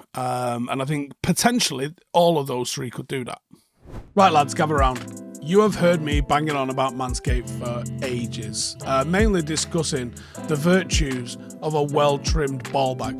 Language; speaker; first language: English; native; English